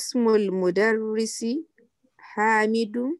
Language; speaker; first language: Arabic; non-native, learner; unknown